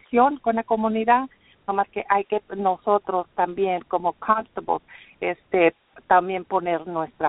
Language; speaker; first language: Spanish; early bilingual, heritage; Spanish